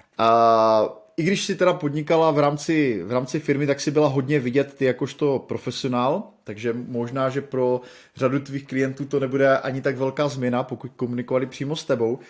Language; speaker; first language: Czech; native; Czech